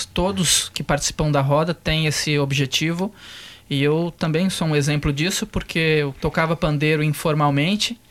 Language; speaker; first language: Portuguese; native; Portuguese